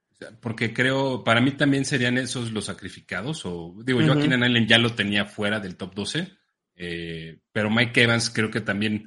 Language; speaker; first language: Spanish; native; Spanish